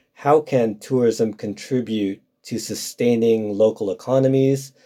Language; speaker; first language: English; native; English